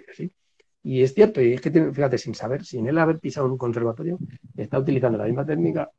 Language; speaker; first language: Spanish; native; Spanish